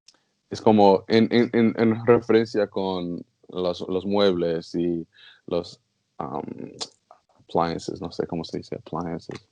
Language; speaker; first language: Spanish; non-native, learner; English